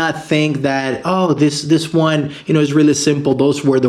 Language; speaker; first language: English; non-native, fluent; Spanish